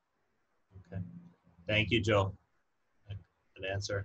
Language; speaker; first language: English; native; English